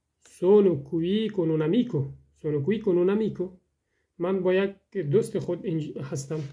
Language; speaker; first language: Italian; non-native, learner; Persian